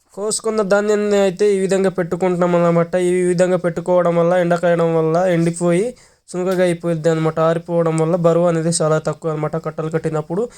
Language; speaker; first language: Telugu; non-native, local second language; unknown